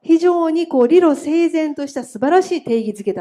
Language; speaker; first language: Japanese; native; Japanese